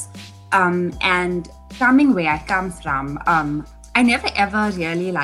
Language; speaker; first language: English; native; English